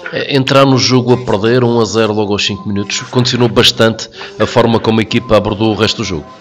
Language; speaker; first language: Portuguese; native; Portuguese